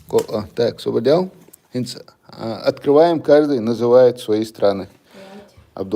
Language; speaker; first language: Russian; non-native, local second language; Chechen